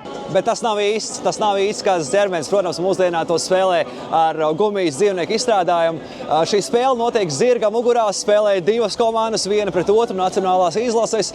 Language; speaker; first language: Latvian; native; Latvian